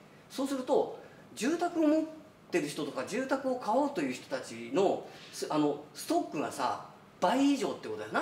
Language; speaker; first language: Japanese; native; Japanese